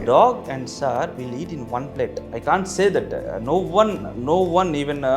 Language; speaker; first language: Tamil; non-native, learner; Telugu